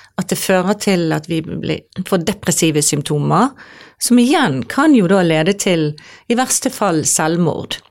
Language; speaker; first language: Norwegian; native; Norwegian